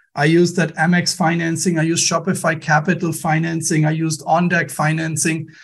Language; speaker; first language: English; non-native, fluent; German